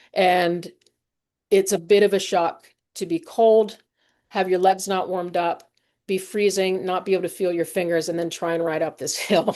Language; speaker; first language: English; native; English